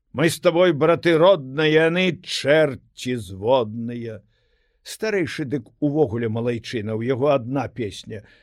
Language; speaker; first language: Belarusian; native; Belarusian